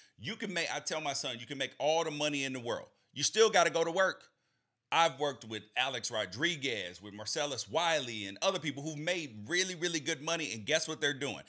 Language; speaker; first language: English; native; English